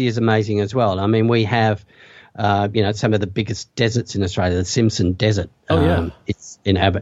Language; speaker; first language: English; native; English